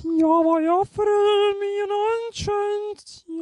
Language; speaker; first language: Italian; non-native, learner; German